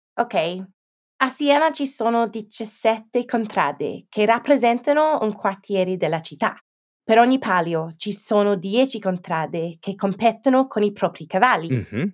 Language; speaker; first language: Italian; non-native, fluent; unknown